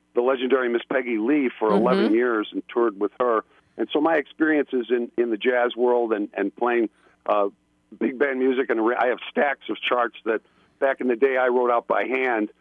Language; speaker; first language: English; native; English